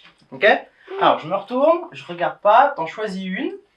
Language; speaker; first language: French; native; French